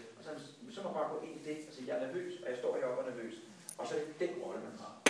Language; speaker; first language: Danish; native; Danish